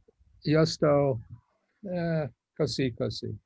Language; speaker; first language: Italian; non-native, learner; English